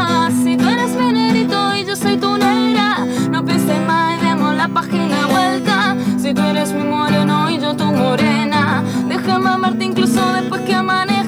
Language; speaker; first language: Spanish; native; Spanish